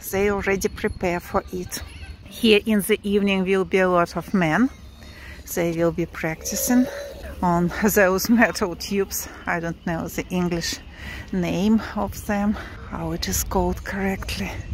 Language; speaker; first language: English; non-native, fluent; Russian